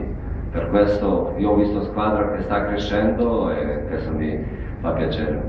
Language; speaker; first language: Italian; non-native, fluent; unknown